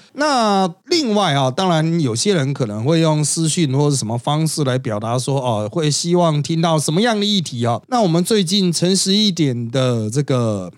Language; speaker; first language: Chinese; native; Chinese